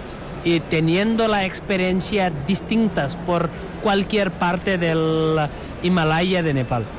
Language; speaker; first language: Spanish; non-native, learner; Nepali